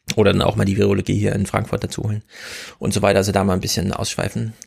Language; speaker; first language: German; native; German